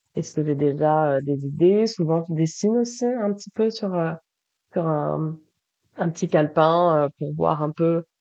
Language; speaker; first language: French; native; French